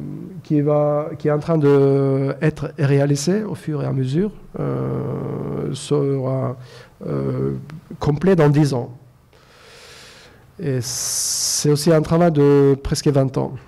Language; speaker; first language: French; non-native, fluent; Norwegian